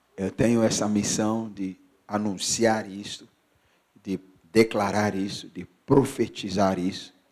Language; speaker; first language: Portuguese; non-native, fluent; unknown